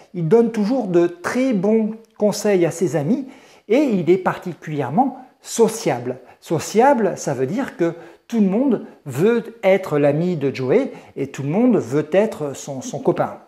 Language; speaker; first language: French; native; French